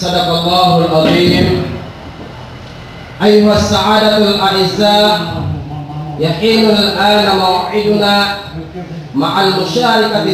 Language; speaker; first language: Arabic; non-native, learner; Maranao